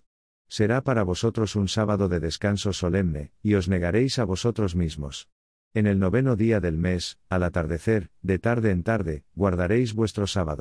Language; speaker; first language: Spanish; native; Spanish